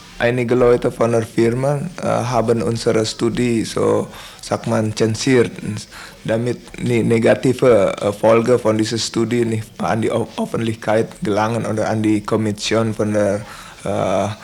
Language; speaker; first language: German; non-native, learner; Indonesian